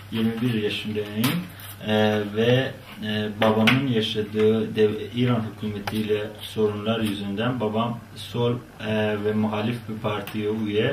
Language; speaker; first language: Turkish; non-native, fluent; Persian